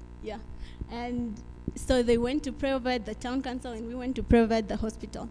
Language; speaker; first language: English; non-native, local second language; Afrikaans